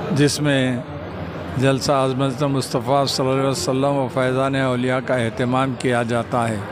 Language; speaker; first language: Urdu; native; Urdu